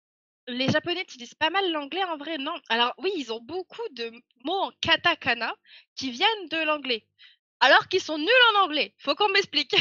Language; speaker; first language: French; native; French